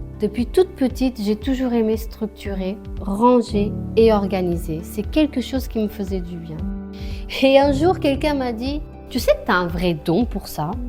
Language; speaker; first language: French; non-native, fluent; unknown